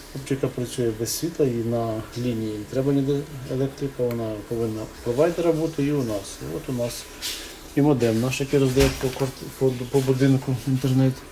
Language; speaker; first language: Ukrainian; native; Ukrainian